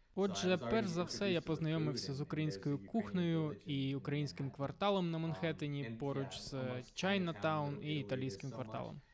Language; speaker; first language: Ukrainian; non-native, fluent; English